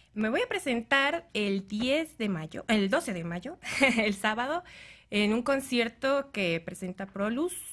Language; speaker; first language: Spanish; native; Spanish